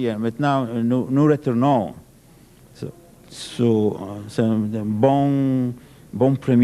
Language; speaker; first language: French; non-native, fluent; Polish